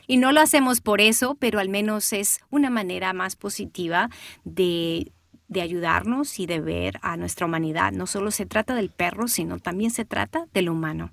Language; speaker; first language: Spanish; early bilingual, heritage; Spanish